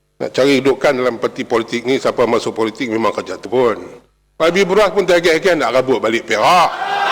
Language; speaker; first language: Malay; native; Malay